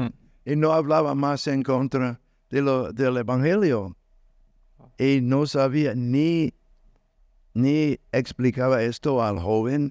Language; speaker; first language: Spanish; non-native, learner; English